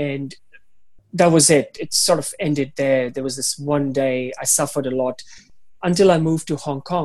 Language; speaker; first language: English; non-native, local second language; Hindi